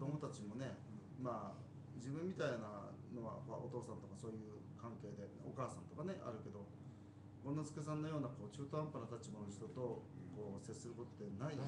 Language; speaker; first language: Japanese; native; Japanese